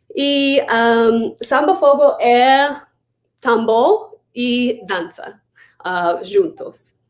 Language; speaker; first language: Portuguese; non-native, learner; English